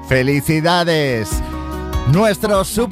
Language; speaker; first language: Spanish; native; Spanish